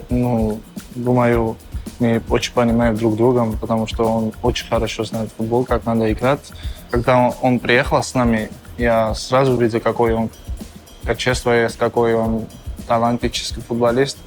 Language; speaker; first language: Russian; non-native, learner; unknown